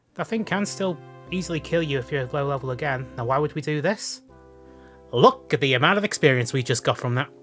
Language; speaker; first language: English; native; English